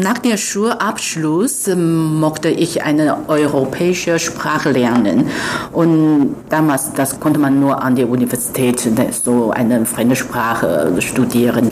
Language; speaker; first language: German; non-native, fluent; Chinese